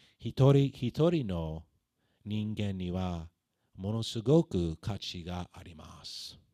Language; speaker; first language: Japanese; non-native, fluent; English